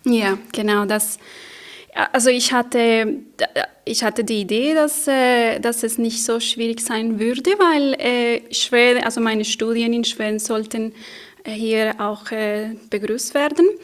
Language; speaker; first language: German; non-native, fluent; Spanish